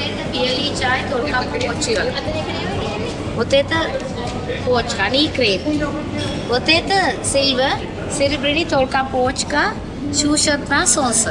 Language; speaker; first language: Russian; non-native, learner; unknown